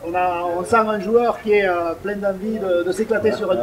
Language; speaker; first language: French; native; French